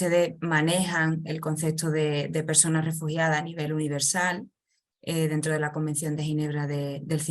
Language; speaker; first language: Spanish; native; Spanish